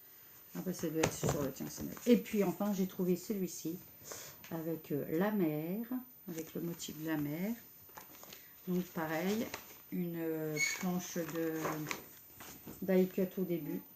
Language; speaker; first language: French; native; French